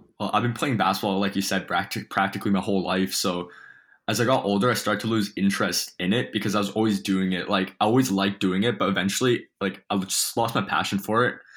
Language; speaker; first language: English; early bilingual, other home language; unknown